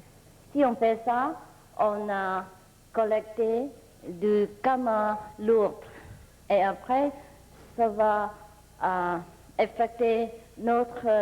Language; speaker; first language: French; non-native, fluent; Vietnamese